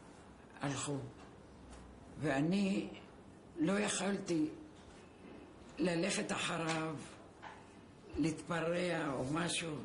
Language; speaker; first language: Hebrew; non-native, fluent; Arabic